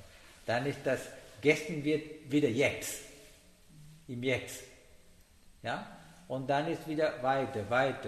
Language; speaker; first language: German; non-native, learner; Sinhala